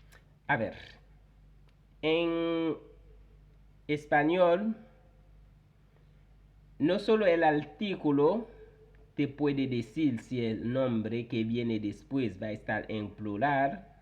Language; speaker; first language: Spanish; non-native, fluent; Haitian Creole